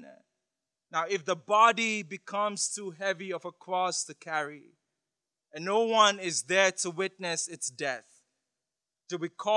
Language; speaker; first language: English; non-native, local second language; Yoruba